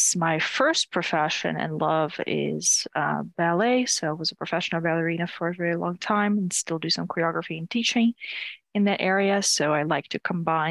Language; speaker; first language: English; non-native, fluent; Ukrainian